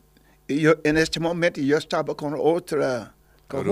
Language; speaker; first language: Spanish; non-native, learner; English